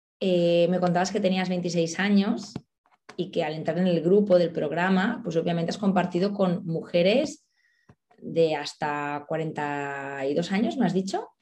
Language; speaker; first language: Spanish; native; Spanish